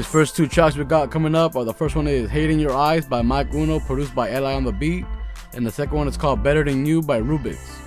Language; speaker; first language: English; early bilingual, other home language; Spanish